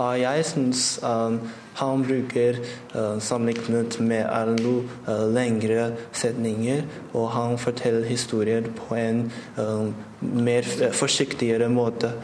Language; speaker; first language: Norwegian; non-native, learner; Chinese